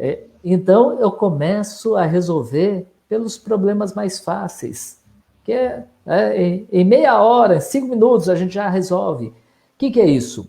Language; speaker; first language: Portuguese; native; Portuguese